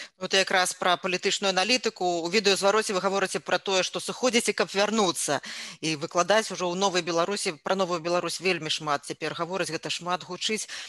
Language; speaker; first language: Belarusian; native; Belarusian